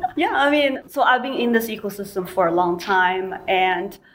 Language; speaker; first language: English; non-native, fluent; Chinese